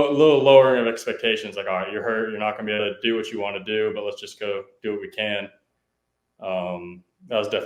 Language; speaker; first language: English; native; English